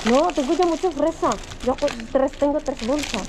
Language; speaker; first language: Spanish; non-native, learner; Filipino